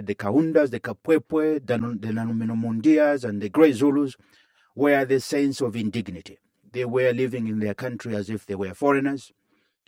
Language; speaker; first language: English; non-native, local second language; Bemba